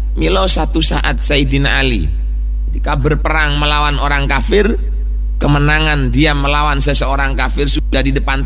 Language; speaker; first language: Indonesian; non-native, local second language; Javanese